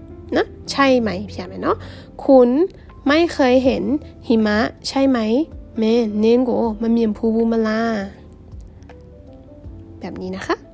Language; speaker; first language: Thai; non-native, fluent; Burmese